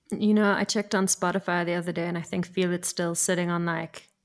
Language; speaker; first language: English; native; English